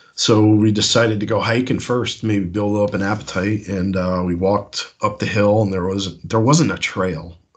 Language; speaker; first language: English; native; English